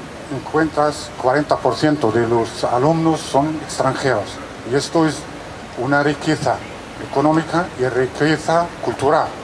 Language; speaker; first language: Spanish; non-native, fluent; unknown